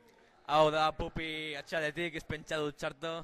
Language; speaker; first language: Basque; non-native, local second language; Spanish